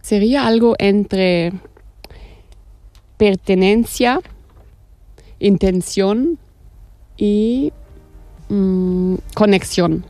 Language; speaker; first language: Spanish; non-native, fluent; German